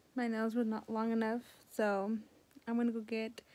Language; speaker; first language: English; early bilingual, other home language; Spanish